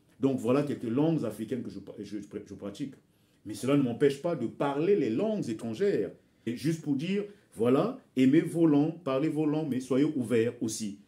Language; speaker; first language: French; non-native, local second language; Bembe